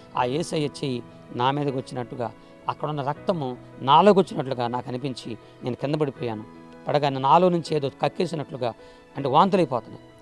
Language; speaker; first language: Telugu; non-native, local second language; Koya